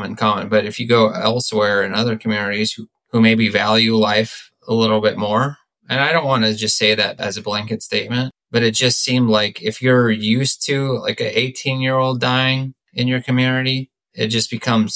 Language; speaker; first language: English; native; English